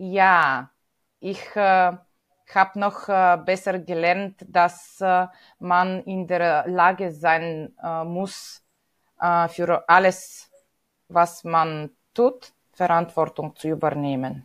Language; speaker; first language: German; non-native, fluent; Bulgarian